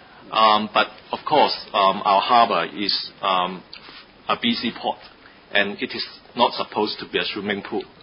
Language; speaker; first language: English; non-native, local second language; Cantonese